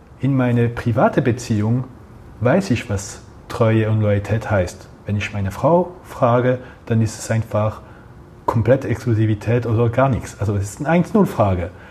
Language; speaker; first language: German; non-native, local second language; French